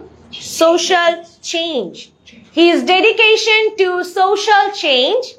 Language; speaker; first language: English; non-native, fluent; Bangla